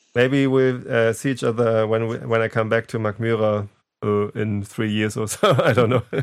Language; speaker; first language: English; non-native, fluent; German